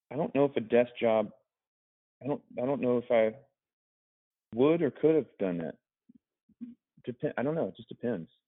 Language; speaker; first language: English; native; English